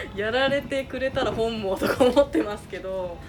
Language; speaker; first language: Japanese; native; Japanese